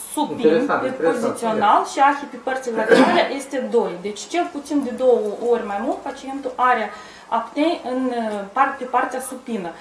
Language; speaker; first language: Romanian; native; Romanian